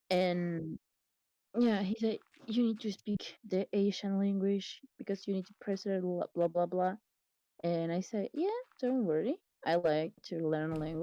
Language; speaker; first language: English; non-native, learner; Spanish